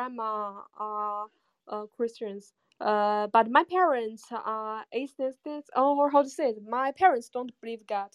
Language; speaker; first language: English; non-native, learner; Chinese